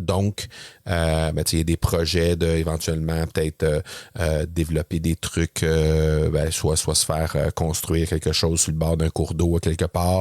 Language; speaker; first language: French; native; French